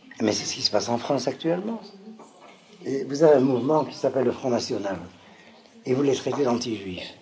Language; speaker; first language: French; native; French